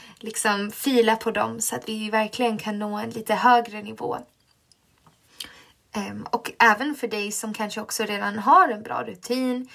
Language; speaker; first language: Swedish; native; Swedish